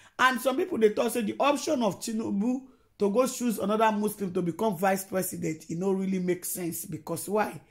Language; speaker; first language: Nigerian Pidgin; non-native, local second language; Yoruba